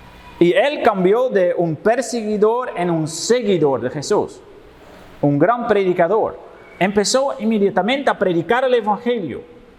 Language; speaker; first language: Spanish; non-native, fluent; Dutch